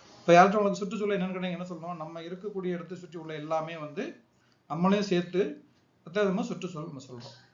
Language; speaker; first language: Tamil; native; Tamil